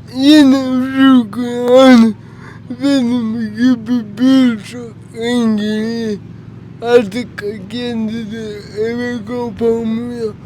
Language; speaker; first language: Turkish; early bilingual, heritage; Turkish